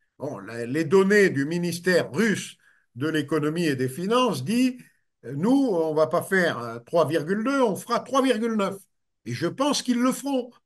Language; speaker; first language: French; native; French